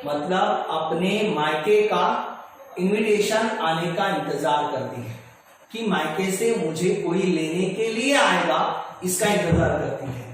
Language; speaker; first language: Hindi; non-native, local second language; Marathi